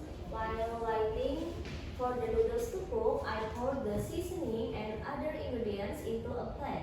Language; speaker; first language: English; non-native, learner; Indonesian